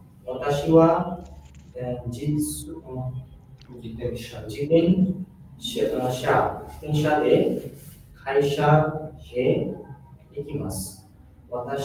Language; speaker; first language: Japanese; non-native, learner; Bangla